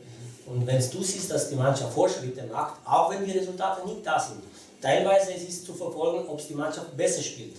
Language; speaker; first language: German; non-native, fluent; Romanian